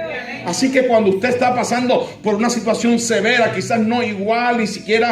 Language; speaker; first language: Spanish; native; Spanish